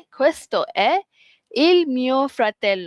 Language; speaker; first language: Italian; non-native, learner; Malay